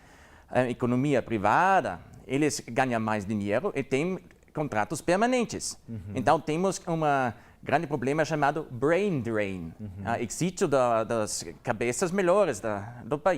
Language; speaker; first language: Portuguese; non-native, learner; German